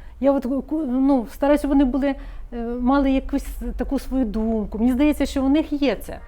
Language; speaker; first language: Ukrainian; native; Ukrainian